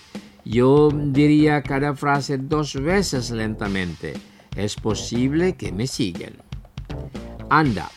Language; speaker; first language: Spanish; non-native, fluent; Indonesian